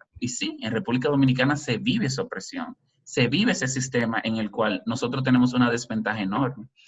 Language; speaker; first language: Spanish; native; Spanish